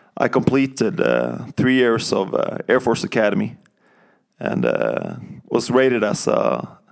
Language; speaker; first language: English; non-native, fluent; Norwegian